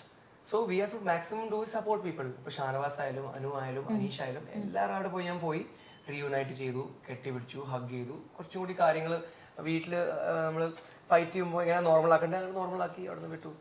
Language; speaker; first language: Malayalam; non-native, fluent; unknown